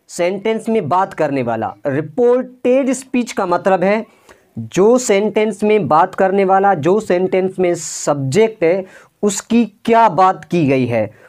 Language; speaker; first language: Urdu; non-native, local second language; Sindhi